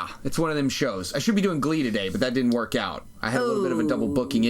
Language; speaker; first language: English; native; English